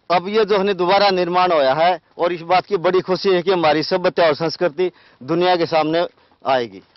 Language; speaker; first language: Hindi; native; Hindi